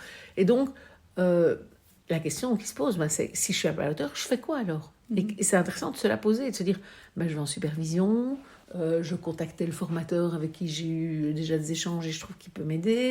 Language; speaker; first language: French; native; French